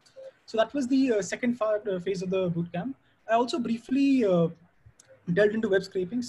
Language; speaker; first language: English; non-native, local second language; Hindi